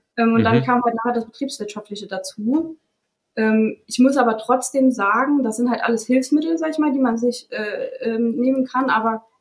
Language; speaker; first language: German; native; German